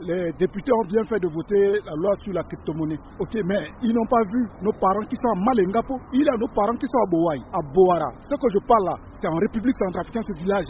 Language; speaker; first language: French; non-native, local second language; Sango